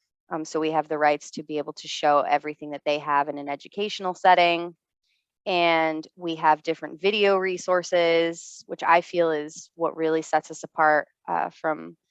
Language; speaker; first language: English; native; English